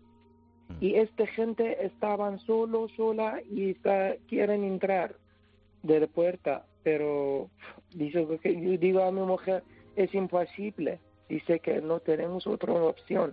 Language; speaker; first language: Spanish; non-native, learner; Persian